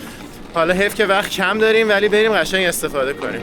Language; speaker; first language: Persian; native; Persian